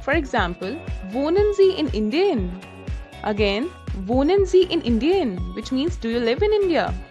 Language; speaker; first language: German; non-native, fluent; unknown